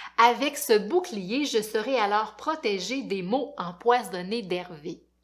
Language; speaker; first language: French; native; French